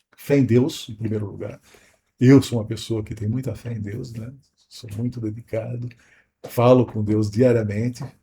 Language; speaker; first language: Portuguese; native; Portuguese